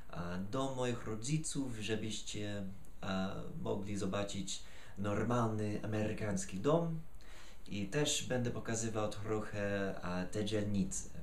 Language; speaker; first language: Polish; non-native, fluent; English